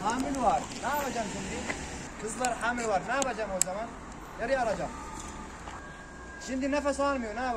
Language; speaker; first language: Turkish; non-native, learner; Arabic